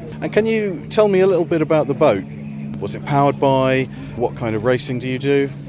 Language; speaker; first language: English; native; English